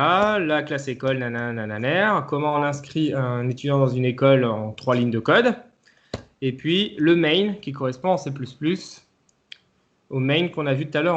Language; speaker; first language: French; native; French